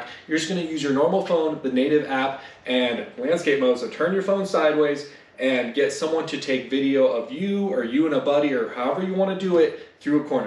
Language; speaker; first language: English; native; English